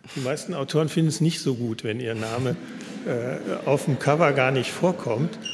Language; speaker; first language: German; native; German